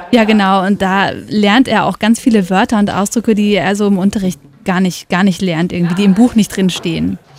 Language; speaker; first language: German; native; German